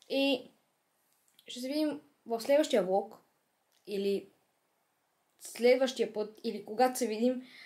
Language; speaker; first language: Bulgarian; native; Bulgarian